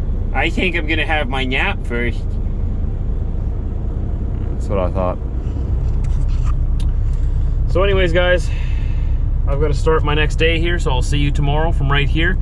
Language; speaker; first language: English; native; English